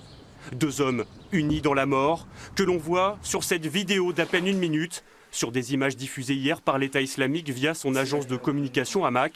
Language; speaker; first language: French; native; French